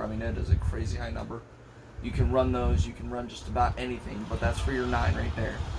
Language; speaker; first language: English; native; English